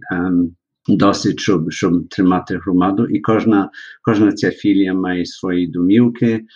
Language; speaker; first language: Ukrainian; early bilingual, heritage; English